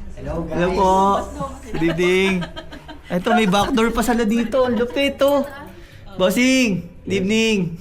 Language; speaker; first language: Filipino; native; Filipino